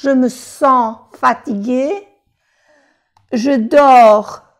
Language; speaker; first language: French; non-native, fluent; Spanish